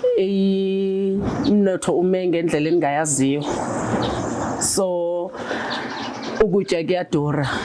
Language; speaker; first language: Zulu; native; Zulu